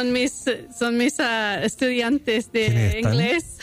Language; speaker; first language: Spanish; non-native, fluent; English